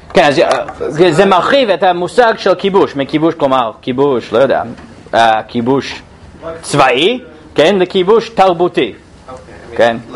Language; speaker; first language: Hebrew; non-native, fluent; English